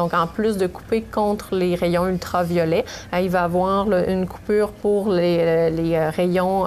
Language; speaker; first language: French; native; French